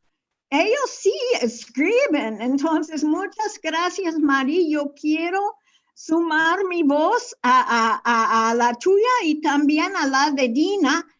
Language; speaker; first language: Spanish; non-native, fluent; English